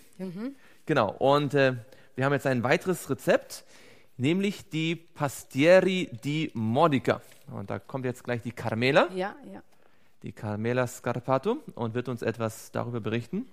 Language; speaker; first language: German; native; German